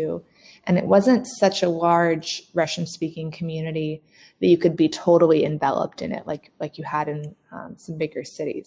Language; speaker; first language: English; native; English